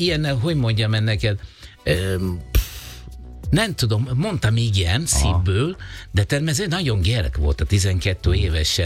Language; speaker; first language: Hungarian; non-native, learner; Italian